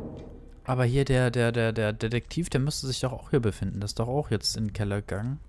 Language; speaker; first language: German; native; German